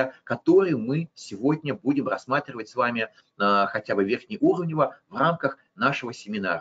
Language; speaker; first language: Russian; native; Russian